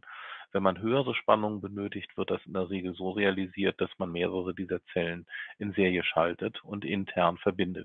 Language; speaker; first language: German; native; German